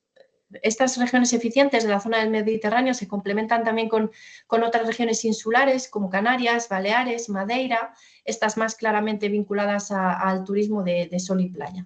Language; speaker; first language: Spanish; native; Spanish